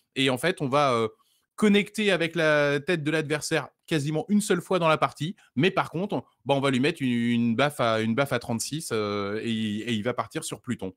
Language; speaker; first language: French; native; French